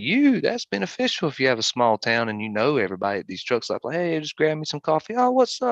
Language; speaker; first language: English; native; English